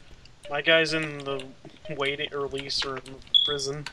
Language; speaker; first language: English; native; English